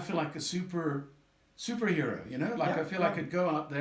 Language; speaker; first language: English; native; English